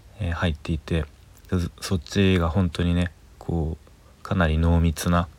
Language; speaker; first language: Japanese; native; Japanese